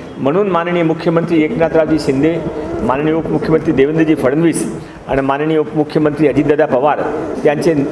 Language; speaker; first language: Marathi; non-native, local second language; Hindi